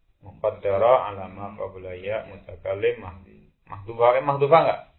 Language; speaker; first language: Arabic; non-native, fluent; Indonesian